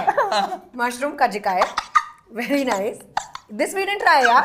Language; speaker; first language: Telugu; non-native, learner; Hindi